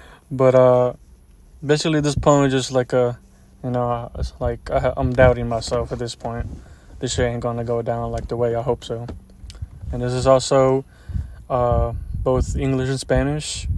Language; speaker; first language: English; early bilingual, other home language; Spanish